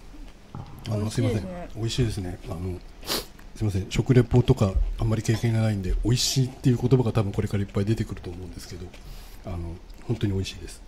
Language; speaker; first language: Japanese; native; Japanese